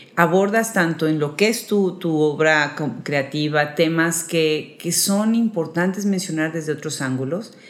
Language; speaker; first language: Spanish; native; Spanish